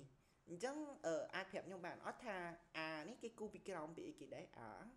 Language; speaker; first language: French; non-native, fluent; Khmer